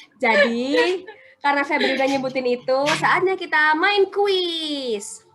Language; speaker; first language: Indonesian; non-native, local second language; Javanese